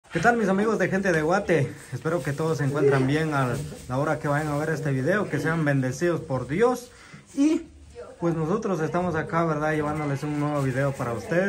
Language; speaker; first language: Spanish; native; Spanish